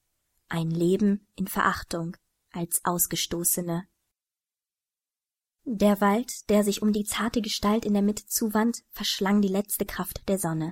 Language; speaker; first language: German; native; German